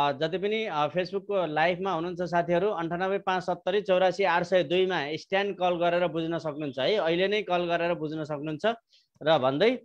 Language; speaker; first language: Nepali; native; Nepali